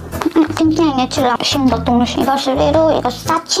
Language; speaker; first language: Chinese; non-native, learner; Korean